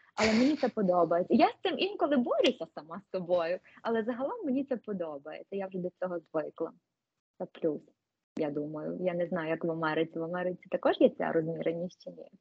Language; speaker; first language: Ukrainian; native; Ukrainian